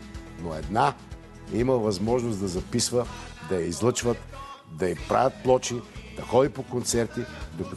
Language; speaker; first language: Bulgarian; native; Bulgarian